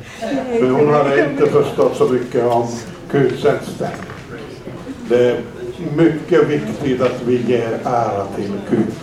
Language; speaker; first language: Swedish; non-native, fluent; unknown